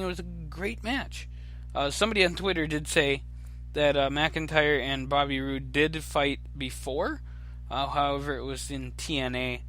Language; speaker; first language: English; native; English